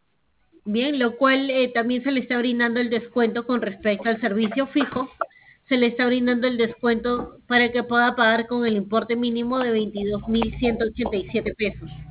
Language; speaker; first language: Spanish; native; Spanish